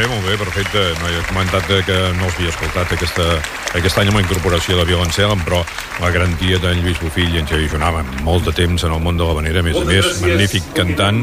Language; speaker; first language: Catalan; native; Catalan